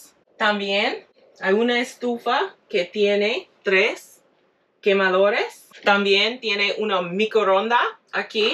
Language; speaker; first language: Spanish; non-native, fluent; English